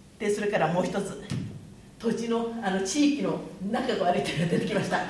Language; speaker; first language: Japanese; native; Japanese